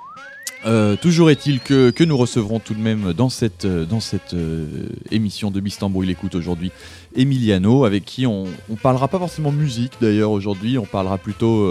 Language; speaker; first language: French; native; French